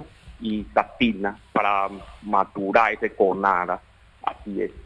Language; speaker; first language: Spanish; non-native, learner; Chinese